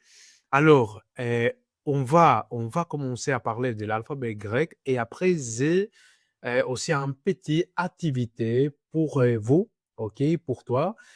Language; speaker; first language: French; non-native, fluent; Greek